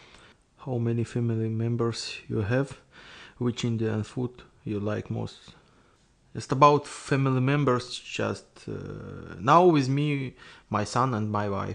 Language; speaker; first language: English; non-native, learner; Russian